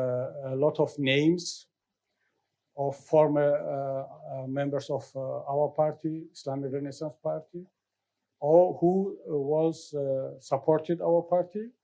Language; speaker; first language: English; non-native, learner; Tajik